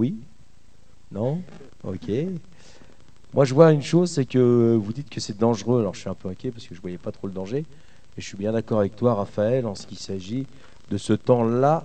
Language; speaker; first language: French; native; French